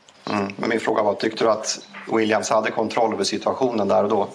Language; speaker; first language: Swedish; native; Swedish